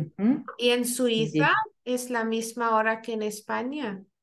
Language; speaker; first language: Spanish; non-native, fluent; Lithuanian